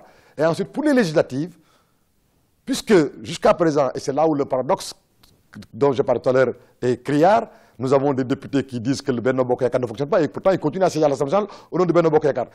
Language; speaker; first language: French; non-native, local second language; Wolof